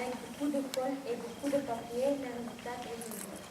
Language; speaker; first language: French; non-native, local second language; Dutch